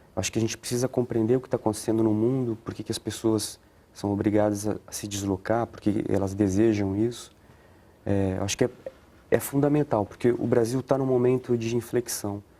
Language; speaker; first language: Portuguese; native; Portuguese